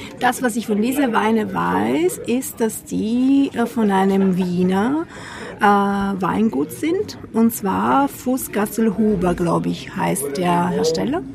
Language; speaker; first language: German; non-native, fluent; Italian